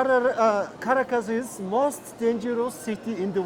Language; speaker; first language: English; non-native, learner; Mongolian